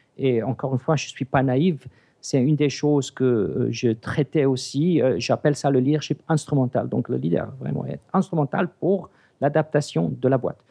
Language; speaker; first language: French; non-native, fluent; English